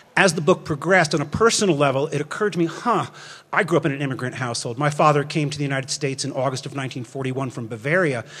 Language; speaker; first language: English; native; English